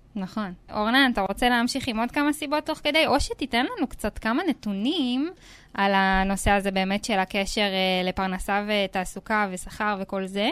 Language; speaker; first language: Hebrew; native; Hebrew